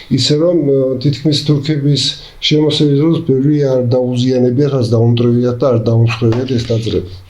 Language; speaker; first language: Georgian; native; Georgian